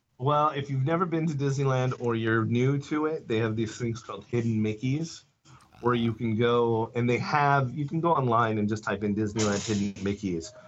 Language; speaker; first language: English; native; English